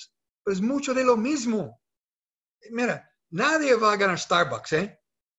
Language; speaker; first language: Spanish; non-native, fluent; English